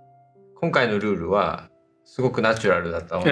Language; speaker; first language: Japanese; native; Japanese